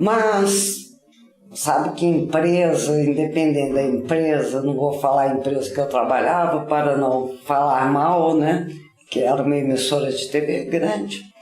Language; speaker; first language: Portuguese; native; Portuguese